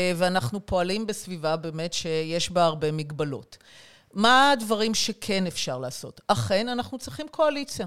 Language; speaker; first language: Hebrew; native; Hebrew